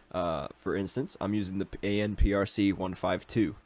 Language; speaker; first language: English; native; English